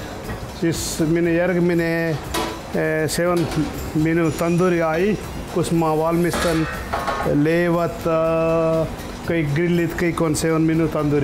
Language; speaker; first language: Estonian; non-native, learner; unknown